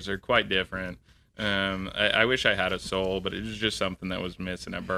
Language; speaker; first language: English; native; English